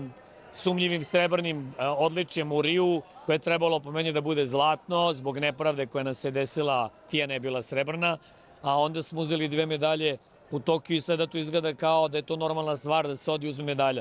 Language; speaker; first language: Serbian; native; Serbian